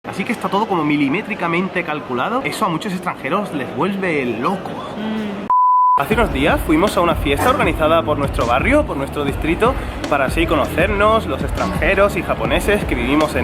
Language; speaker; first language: Spanish; native; Spanish